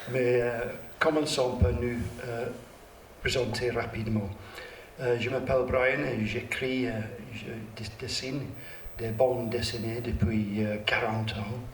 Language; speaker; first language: French; non-native, learner; English